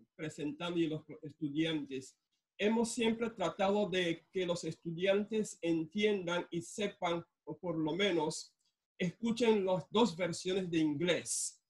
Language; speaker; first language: Spanish; non-native, local second language; English